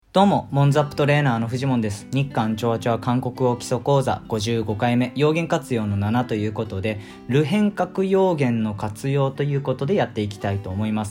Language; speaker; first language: Japanese; native; Japanese